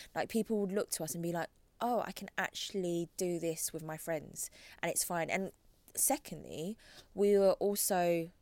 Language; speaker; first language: English; native; English